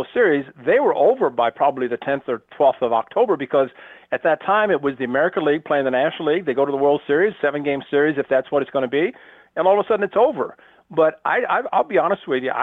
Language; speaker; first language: English; native; English